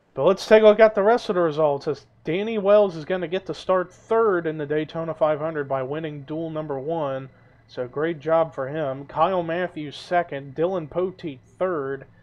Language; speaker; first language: English; native; English